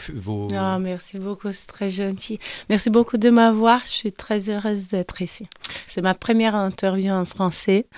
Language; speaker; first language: French; non-native, fluent; Portuguese